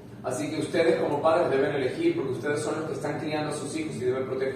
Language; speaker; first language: Spanish; native; Spanish